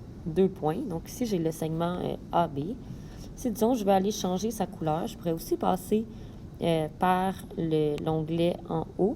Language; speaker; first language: French; native; French